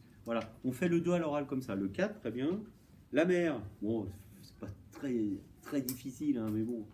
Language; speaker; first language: French; native; French